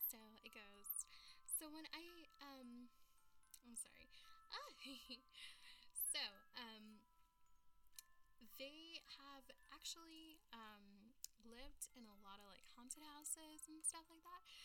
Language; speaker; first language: English; early bilingual, other home language; Spanish